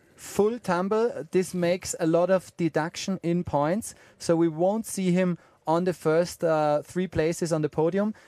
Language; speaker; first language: English; non-native, fluent; German